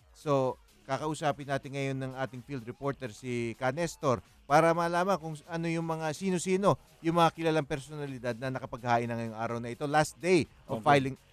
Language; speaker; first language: Filipino; native; Filipino